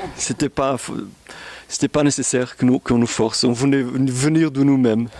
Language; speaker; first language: French; native; French